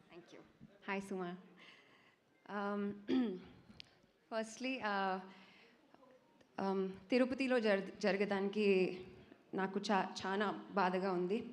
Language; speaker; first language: Telugu; non-native, fluent; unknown